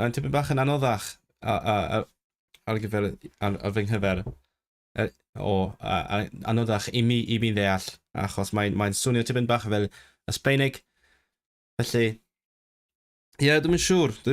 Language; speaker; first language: Welsh; non-native, learner; Cantonese